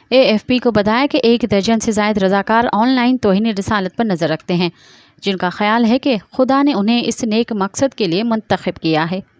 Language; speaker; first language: Urdu; non-native, local second language; Sindhi